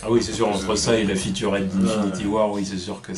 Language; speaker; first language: French; native; French